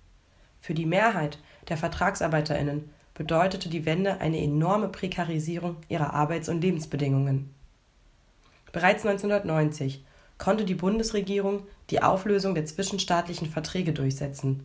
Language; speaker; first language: German; native; German